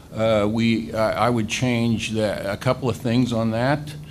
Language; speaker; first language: English; native; English